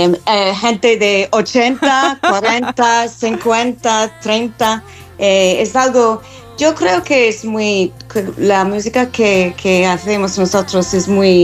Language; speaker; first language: Spanish; non-native, fluent; English